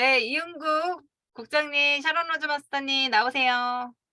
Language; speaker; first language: Korean; native; Korean